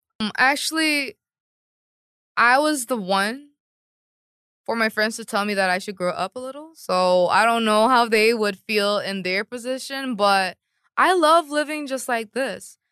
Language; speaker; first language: English; non-native, fluent; Korean